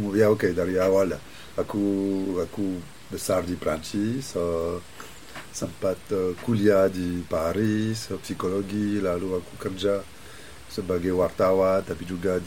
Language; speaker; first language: Indonesian; non-native, fluent; French